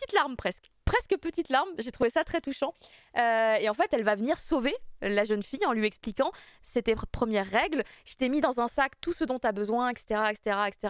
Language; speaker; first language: French; native; French